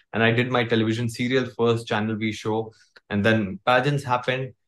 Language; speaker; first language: English; non-native, local second language; Hindi